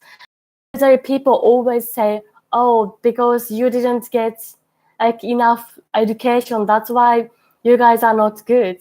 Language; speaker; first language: English; non-native, learner; Japanese